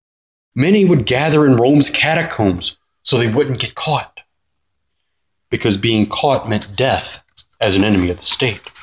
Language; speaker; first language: English; native; English